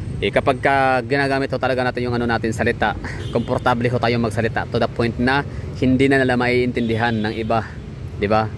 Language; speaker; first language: Filipino; non-native, local second language; Cebuano